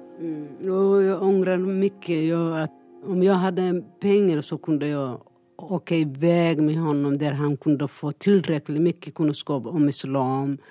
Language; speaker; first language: Norwegian; non-native, learner; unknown